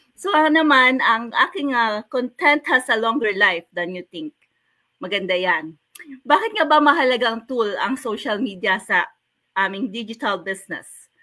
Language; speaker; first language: Filipino; native; Filipino